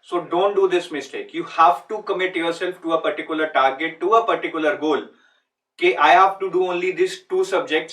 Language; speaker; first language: English; non-native, local second language; Hindi